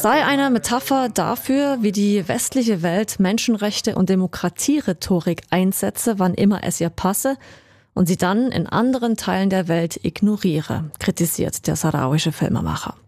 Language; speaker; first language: German; native; German